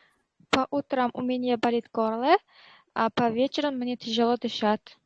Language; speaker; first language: Russian; non-native, learner; Uzbek